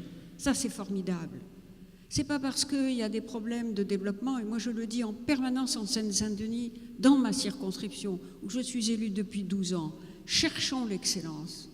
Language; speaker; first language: French; native; French